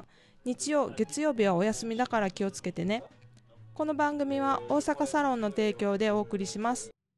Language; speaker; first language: Japanese; native; Japanese